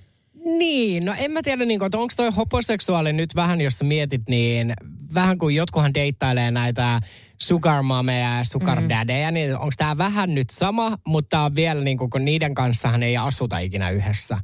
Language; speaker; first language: Finnish; native; Finnish